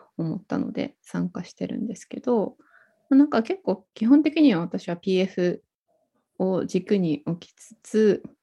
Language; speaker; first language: Japanese; native; Japanese